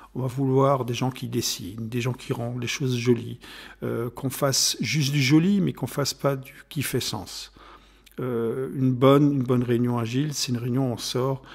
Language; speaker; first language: French; non-native, fluent; German